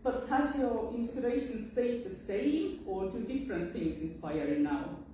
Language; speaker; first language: English; non-native, fluent; Estonian